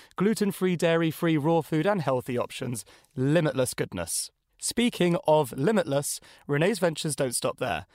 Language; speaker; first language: English; native; English